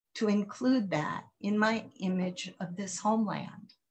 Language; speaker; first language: English; native; English